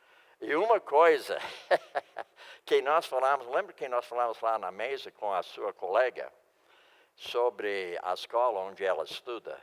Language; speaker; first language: Portuguese; non-native, fluent; English